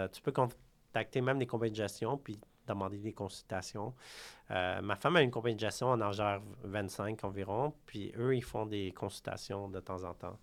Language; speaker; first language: French; early bilingual, other home language; Khmer